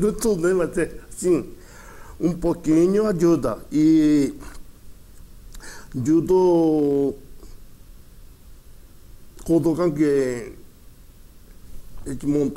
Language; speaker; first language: Portuguese; early bilingual, other home language; Japanese